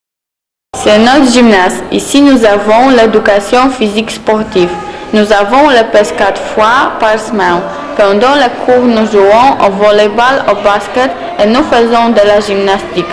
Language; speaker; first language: French; non-native, learner; Polish